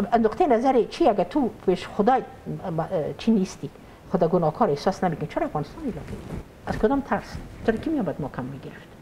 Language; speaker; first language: Persian; native; Persian